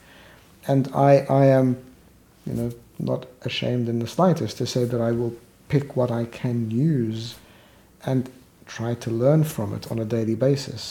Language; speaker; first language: English; native; English